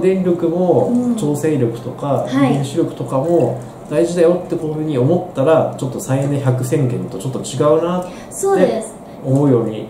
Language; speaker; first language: Japanese; native; Japanese